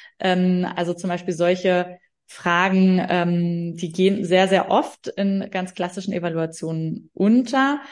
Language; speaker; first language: German; native; German